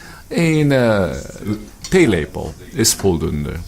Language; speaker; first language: Dutch; non-native, fluent; Filipino